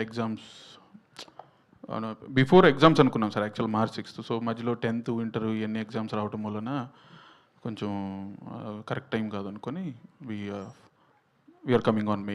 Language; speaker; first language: Telugu; native; Telugu